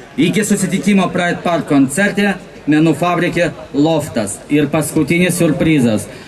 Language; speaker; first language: Lithuanian; non-native, learner; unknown